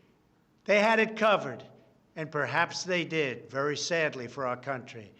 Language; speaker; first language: English; native; English